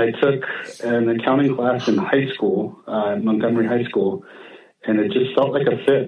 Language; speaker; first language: English; native; English